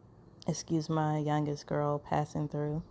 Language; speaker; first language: English; native; English